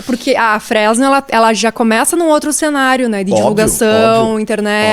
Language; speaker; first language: Portuguese; native; Portuguese